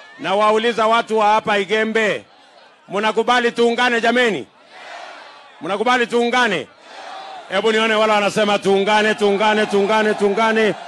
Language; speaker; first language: Swahili; non-native, local second language; Kalenjin